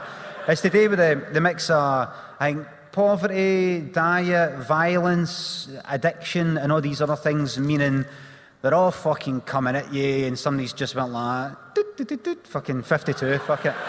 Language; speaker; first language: English; native; English